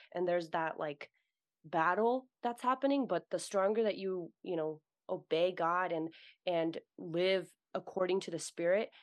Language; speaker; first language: English; native; English